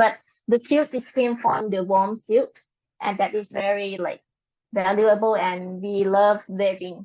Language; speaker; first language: English; non-native, learner; Lao